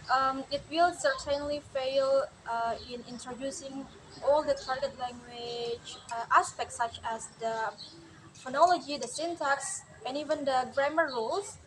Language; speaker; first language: English; non-native, learner; Indonesian